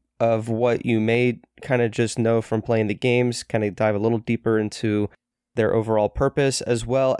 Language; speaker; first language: English; native; English